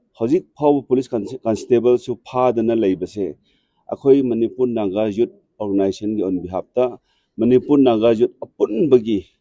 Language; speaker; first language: Manipuri; non-native, local second language; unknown